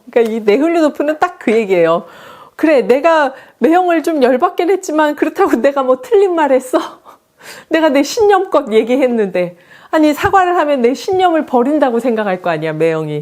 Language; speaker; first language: Korean; native; Korean